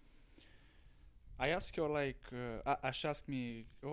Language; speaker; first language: English; non-native, learner; Russian